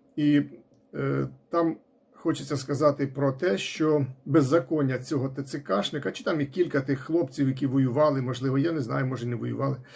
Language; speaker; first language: Ukrainian; non-native, local second language; Russian